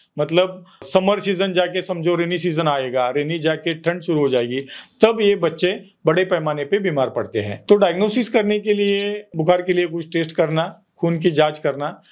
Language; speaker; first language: Hindi; non-native, local second language; Marathi